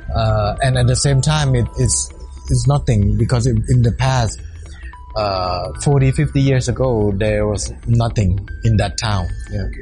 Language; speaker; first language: English; non-native, fluent; Thai